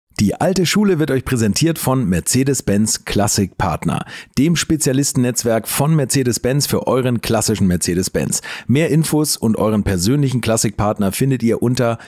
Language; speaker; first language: German; native; German